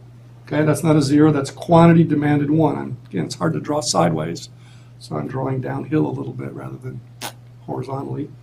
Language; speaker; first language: English; native; English